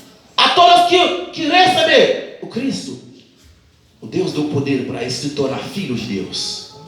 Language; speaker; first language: Portuguese; non-native, learner; Haitian Creole